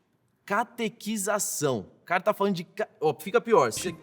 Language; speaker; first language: Portuguese; native; Portuguese